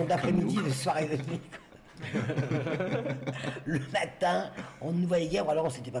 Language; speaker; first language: French; native; French